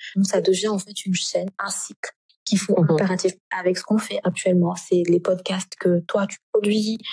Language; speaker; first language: French; non-native, local second language; Wolof